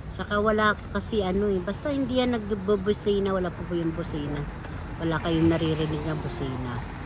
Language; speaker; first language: Filipino; native; Filipino